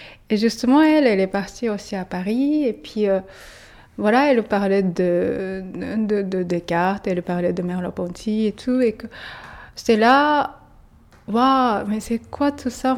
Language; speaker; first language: French; non-native, fluent; Japanese